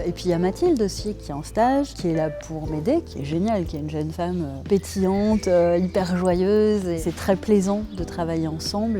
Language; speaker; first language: French; native; French